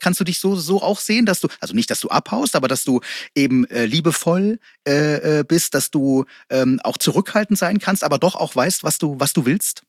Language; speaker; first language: German; native; German